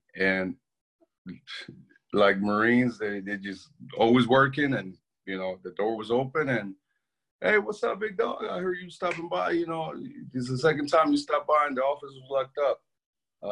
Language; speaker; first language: English; non-native, fluent; Spanish